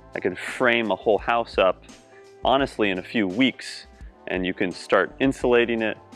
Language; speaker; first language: English; native; English